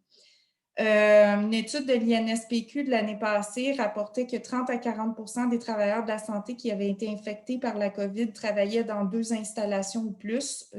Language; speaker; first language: French; native; French